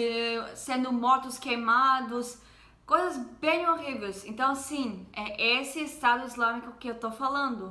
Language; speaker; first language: Portuguese; non-native, fluent; Hebrew